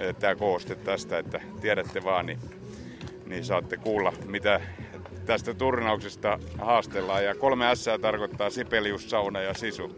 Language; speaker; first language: Finnish; native; Finnish